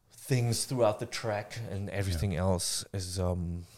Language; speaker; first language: English; non-native, fluent; German